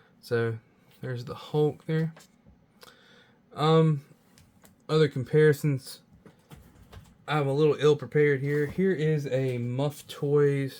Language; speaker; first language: English; native; English